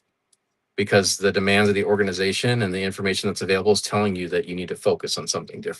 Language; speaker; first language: English; native; English